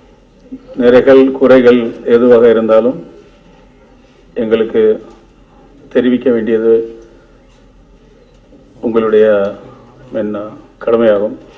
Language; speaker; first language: Tamil; native; Tamil